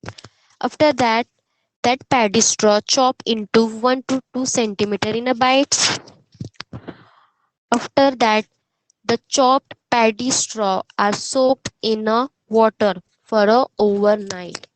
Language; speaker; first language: English; non-native, local second language; Hindi